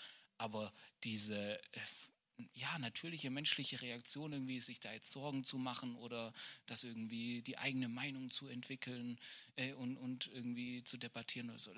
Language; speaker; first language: German; native; German